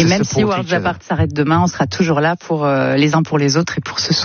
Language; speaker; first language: French; native; French